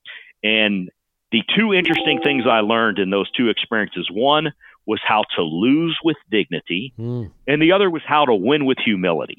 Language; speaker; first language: English; native; English